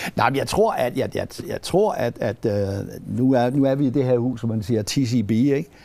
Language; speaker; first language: Danish; native; Danish